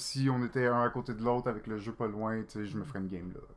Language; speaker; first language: French; native; French